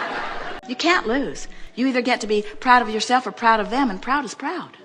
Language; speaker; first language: English; native; English